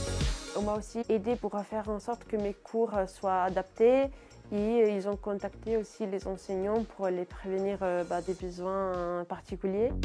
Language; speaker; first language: French; non-native, fluent; Italian